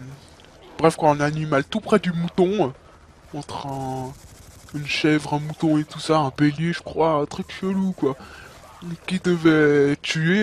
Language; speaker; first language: French; native; French